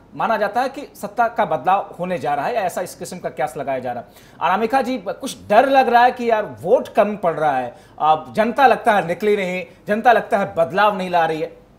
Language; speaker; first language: Hindi; native; Hindi